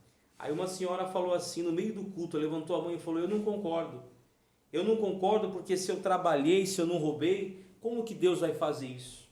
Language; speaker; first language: Portuguese; native; Portuguese